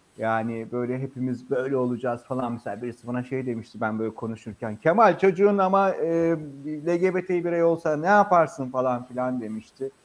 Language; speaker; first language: Turkish; native; Turkish